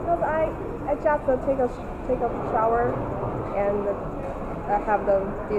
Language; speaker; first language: English; non-native, learner; Chinese